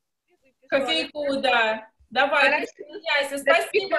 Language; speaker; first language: Russian; native; Russian